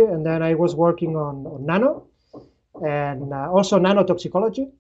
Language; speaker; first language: English; non-native, fluent; Spanish